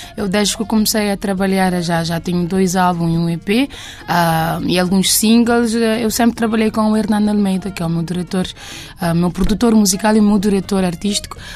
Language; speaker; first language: Portuguese; non-native, local second language; Kabuverdianu